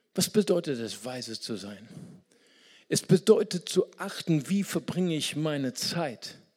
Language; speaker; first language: German; non-native, fluent; Portuguese